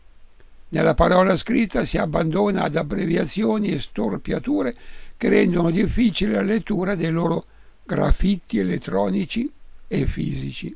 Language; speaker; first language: Italian; native; Italian